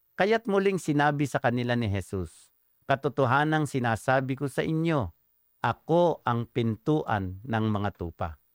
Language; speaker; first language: Filipino; native; Filipino